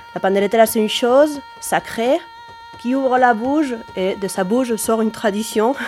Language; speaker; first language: French; non-native, fluent; Spanish